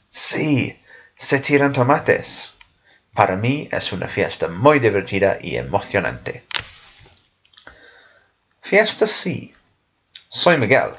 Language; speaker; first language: Spanish; non-native, fluent; English